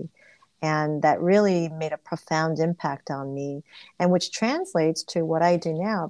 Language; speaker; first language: English; early bilingual, other home language; Korean